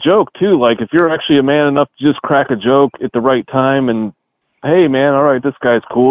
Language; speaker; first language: English; native; English